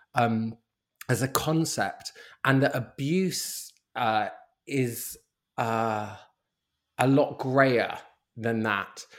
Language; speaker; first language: English; native; English